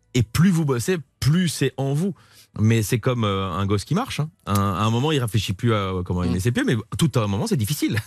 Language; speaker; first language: French; native; French